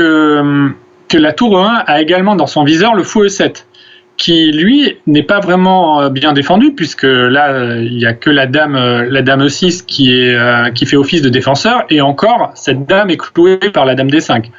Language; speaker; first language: French; native; French